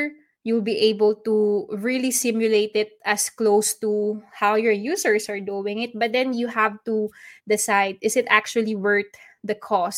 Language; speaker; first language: English; non-native, local second language; Filipino